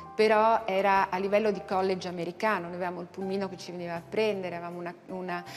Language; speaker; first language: Italian; native; Italian